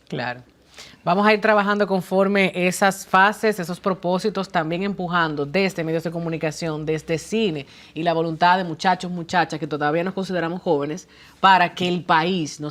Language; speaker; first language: Spanish; native; Spanish